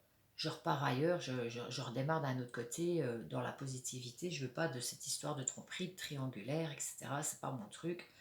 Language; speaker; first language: French; native; French